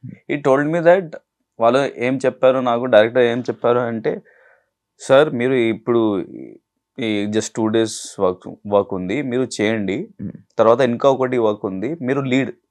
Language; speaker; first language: Telugu; non-native, local second language; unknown